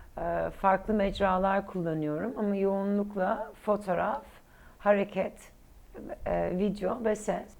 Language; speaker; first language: Turkish; early bilingual, heritage; Turkish